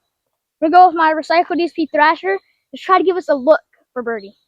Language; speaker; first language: English; native; English